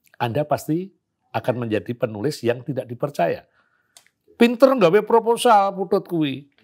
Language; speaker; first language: Indonesian; non-native, local second language; Javanese